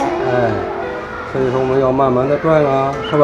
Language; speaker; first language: Chinese; native; Chinese